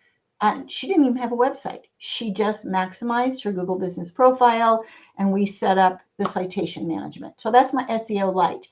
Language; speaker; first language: English; native; English